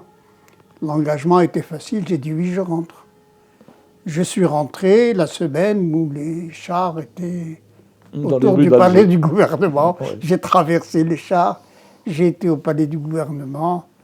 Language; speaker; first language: French; non-native, local second language; Arabic